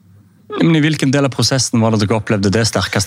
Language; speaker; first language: Norwegian; native; Norwegian